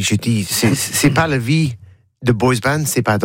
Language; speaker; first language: French; non-native, learner; English